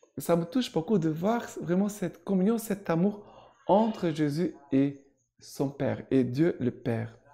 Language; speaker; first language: French; non-native, fluent; Portuguese